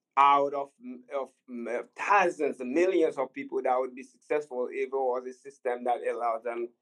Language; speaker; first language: English; non-native, fluent; Haitian Creole